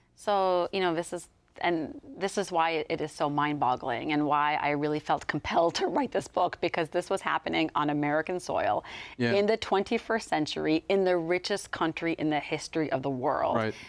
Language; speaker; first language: English; native; English